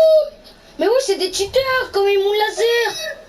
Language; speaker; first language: French; native; French